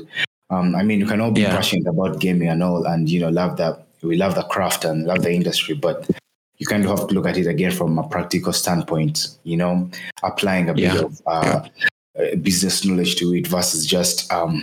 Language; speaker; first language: English; non-native, local second language; Ganda